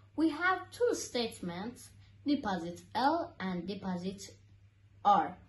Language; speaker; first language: English; non-native, learner; Persian